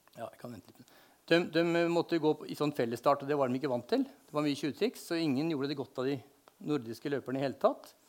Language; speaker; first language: Norwegian; native; Norwegian